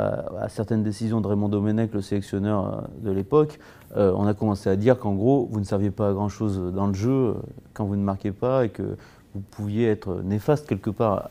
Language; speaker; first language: French; native; French